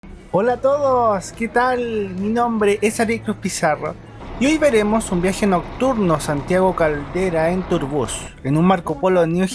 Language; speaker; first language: Spanish; native; Spanish